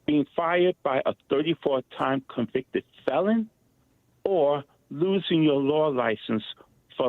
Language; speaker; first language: English; native; English